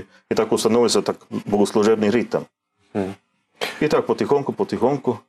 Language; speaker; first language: Russian; non-native, learner; Swedish